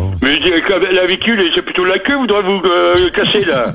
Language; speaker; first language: French; native; French